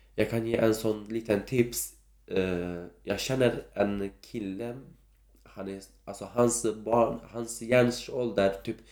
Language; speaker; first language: Swedish; non-native, fluent; Turkish